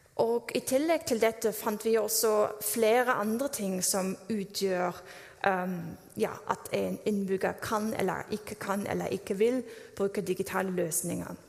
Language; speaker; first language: Norwegian; non-native, fluent; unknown